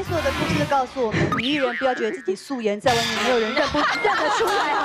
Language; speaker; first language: Chinese; native; Chinese